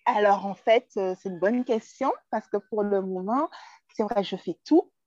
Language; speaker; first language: French; native; French